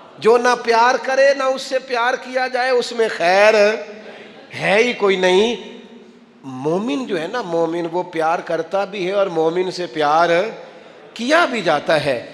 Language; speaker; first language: Urdu; non-native, local second language; Punjabi